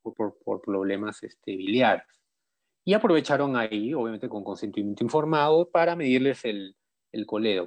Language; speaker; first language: Spanish; native; Spanish